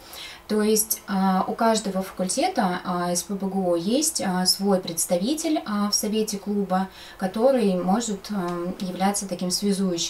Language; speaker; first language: Russian; native; Russian